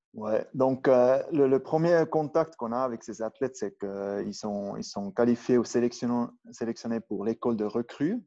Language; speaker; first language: French; non-native, local second language; Swiss German